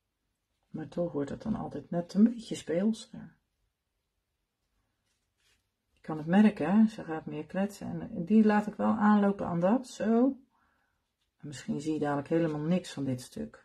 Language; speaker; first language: Dutch; native; Dutch